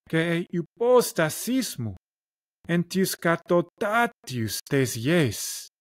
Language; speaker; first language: Greek; non-native, learner; English